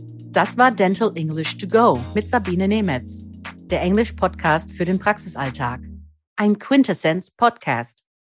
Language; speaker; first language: German; native; German